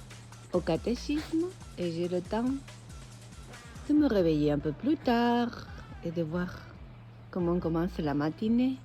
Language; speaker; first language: French; non-native, fluent; Spanish